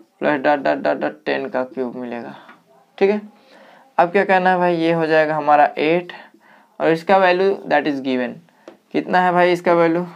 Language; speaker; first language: Hindi; native; Hindi